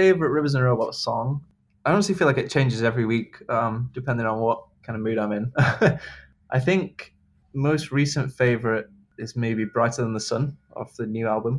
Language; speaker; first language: English; native; English